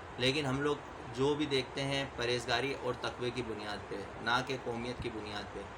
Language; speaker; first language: Urdu; native; Urdu